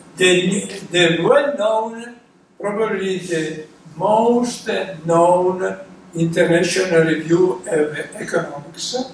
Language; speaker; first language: English; non-native, fluent; Italian